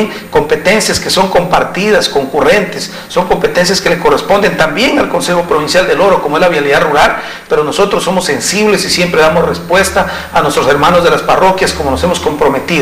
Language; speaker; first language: Spanish; native; Spanish